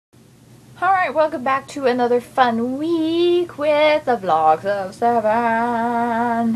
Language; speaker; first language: English; native; English